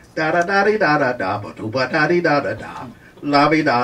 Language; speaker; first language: English; native; English